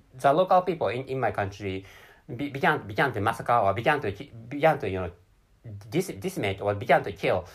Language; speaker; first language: English; non-native, learner; Japanese